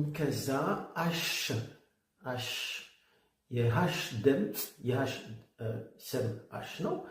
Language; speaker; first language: Amharic; non-native, learner; French